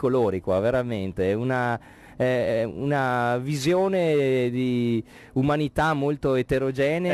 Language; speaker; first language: Italian; native; Italian